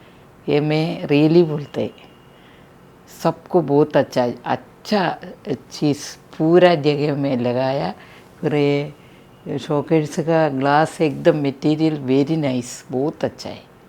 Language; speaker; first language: Hindi; non-native, local second language; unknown